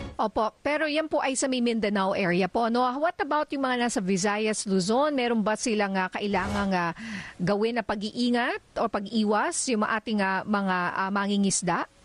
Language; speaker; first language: Filipino; native; Filipino